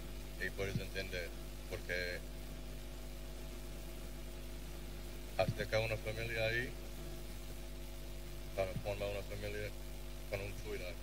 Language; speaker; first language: Spanish; non-native, learner; English